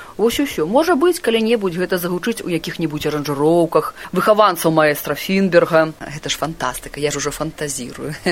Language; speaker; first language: Belarusian; non-native, local second language; Russian